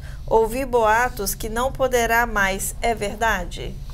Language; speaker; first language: Portuguese; native; Portuguese